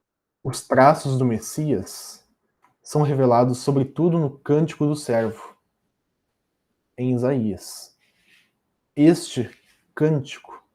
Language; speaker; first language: Portuguese; native; Portuguese